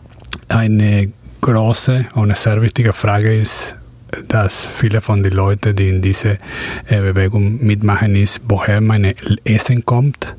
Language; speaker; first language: German; non-native, fluent; Spanish